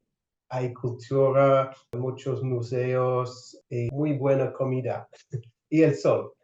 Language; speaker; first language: Spanish; non-native, fluent; English